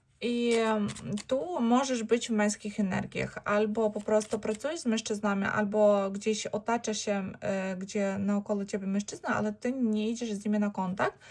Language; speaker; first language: Polish; non-native, learner; Ukrainian